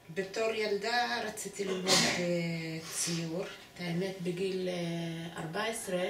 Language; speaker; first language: Hebrew; non-native, local second language; Arabic